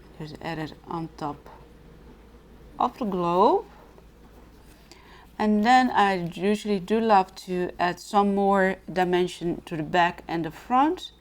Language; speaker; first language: English; non-native, fluent; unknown